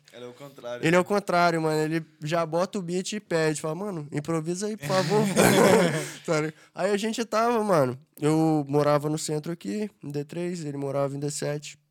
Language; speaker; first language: Portuguese; non-native, fluent; English